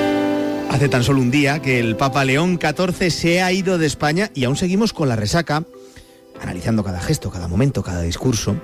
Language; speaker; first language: Spanish; native; Spanish